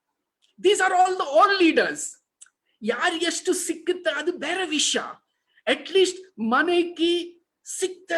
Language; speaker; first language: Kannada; non-native, learner; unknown